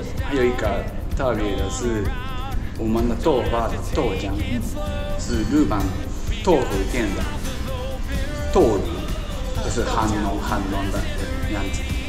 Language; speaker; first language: Chinese; non-native, learner; Japanese